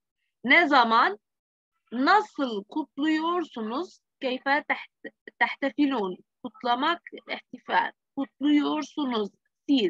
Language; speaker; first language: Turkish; non-native, fluent; Arabic